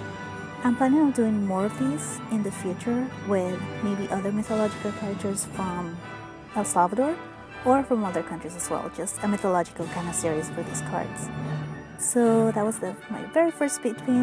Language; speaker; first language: English; non-native, fluent; Spanish